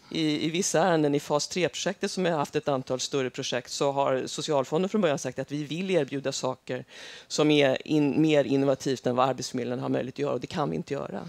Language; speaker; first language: Swedish; native; Swedish